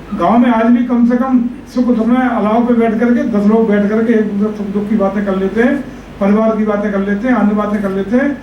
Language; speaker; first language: Hindi; native; Hindi